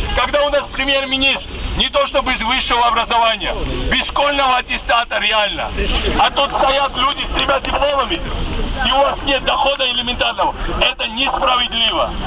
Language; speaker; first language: Russian; non-native, local second language; Georgian